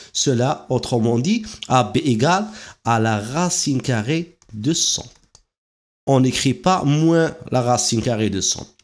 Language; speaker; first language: French; non-native, local second language; Arabic